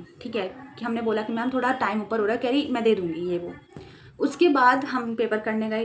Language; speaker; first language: Hindi; native; Hindi